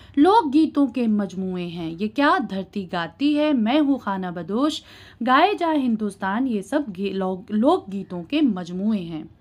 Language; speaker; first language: Urdu; native; Urdu